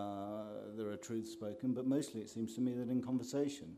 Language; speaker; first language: English; native; English